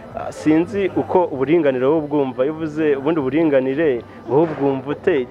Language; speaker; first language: Kinyarwanda; native; Kinyarwanda